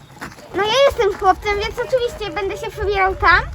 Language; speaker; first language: Polish; early bilingual, heritage; Polish